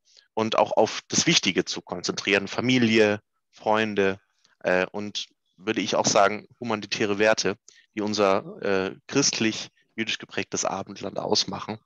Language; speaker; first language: German; native; German